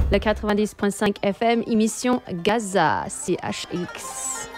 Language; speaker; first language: French; native; French